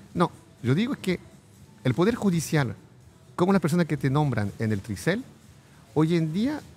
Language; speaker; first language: Spanish; non-native, fluent; French